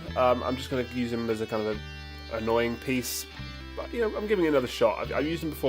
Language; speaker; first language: English; native; English